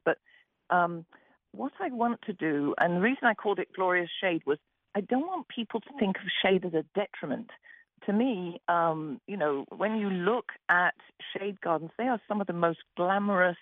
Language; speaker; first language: English; native; English